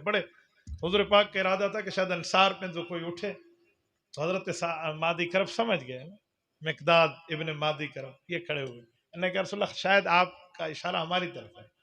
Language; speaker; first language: Urdu; non-native, local second language; Punjabi